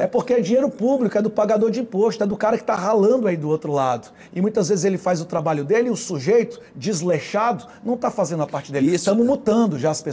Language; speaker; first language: Portuguese; native; Portuguese